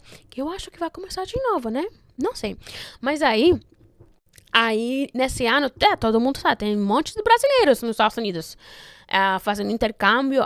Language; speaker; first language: Portuguese; non-native, fluent; Spanish